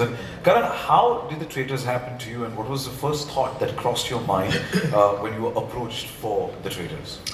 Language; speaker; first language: English; non-native, local second language; Hindi